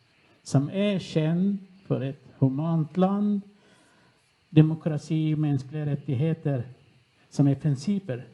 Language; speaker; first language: Swedish; non-native, fluent; Kurdish